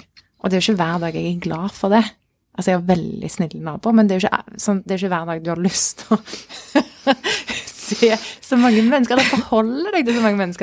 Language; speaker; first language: Norwegian; native; Norwegian